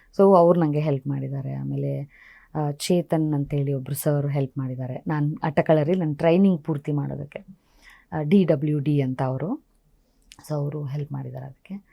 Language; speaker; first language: Kannada; native; Kannada